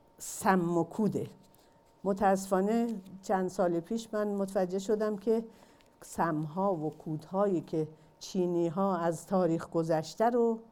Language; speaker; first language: Persian; native; Persian